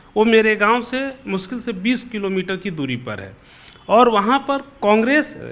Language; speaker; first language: Hindi; native; Hindi